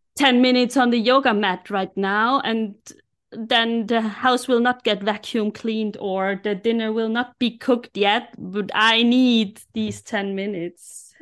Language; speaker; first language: English; non-native, fluent; German